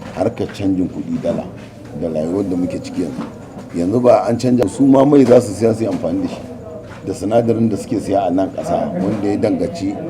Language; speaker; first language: Hausa; native; Hausa